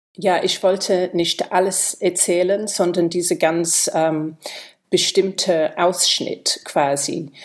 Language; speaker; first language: German; non-native, fluent; English